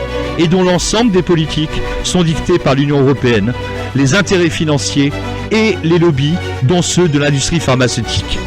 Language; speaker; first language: French; native; French